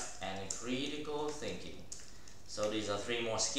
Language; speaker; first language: English; non-native, fluent; Vietnamese